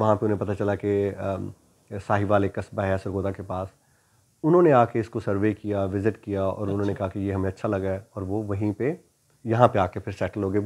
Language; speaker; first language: Urdu; non-native, local second language; Punjabi